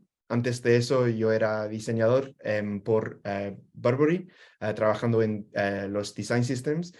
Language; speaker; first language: Spanish; non-native, fluent; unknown